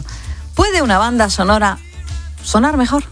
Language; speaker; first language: Spanish; native; Spanish